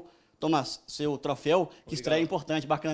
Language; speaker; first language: Portuguese; native; Portuguese